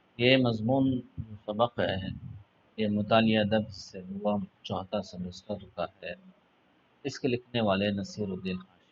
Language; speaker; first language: Urdu; native; Urdu